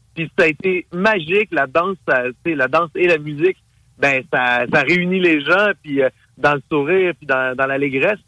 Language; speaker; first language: French; native; French